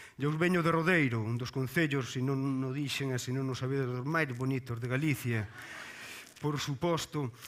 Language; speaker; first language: Galician; native; Galician